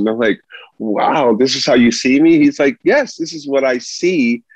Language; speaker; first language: English; early bilingual, other home language; Spanish